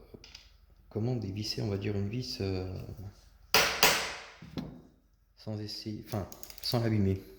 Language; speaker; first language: French; native; French